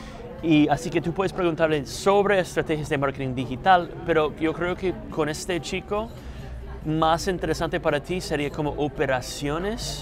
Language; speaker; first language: Spanish; non-native, fluent; English